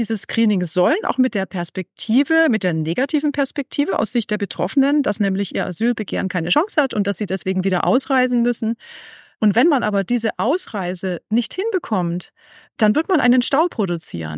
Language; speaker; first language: German; native; German